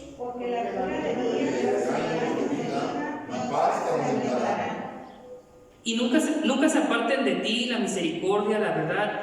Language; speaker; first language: Spanish; native; Spanish